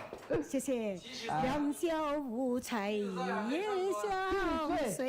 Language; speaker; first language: Chinese; native; Chinese